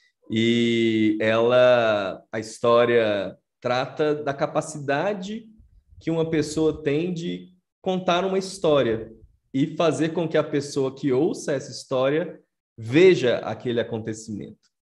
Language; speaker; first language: Portuguese; native; Portuguese